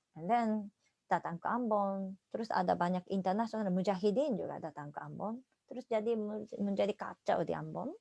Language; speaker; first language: Indonesian; non-native, fluent; Japanese